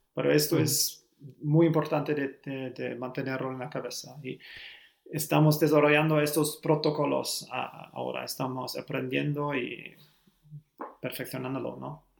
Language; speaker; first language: Spanish; non-native, learner; German